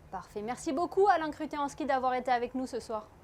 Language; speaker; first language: French; native; French